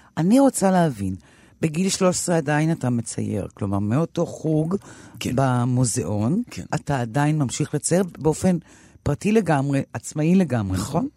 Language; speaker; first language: Hebrew; native; Hebrew